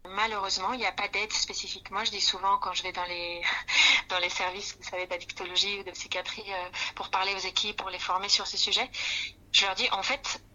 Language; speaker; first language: French; non-native, fluent; Spanish